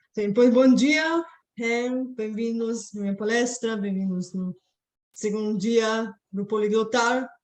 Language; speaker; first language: Portuguese; non-native, fluent; Bulgarian